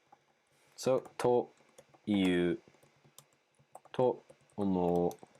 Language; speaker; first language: Japanese; non-native, fluent; English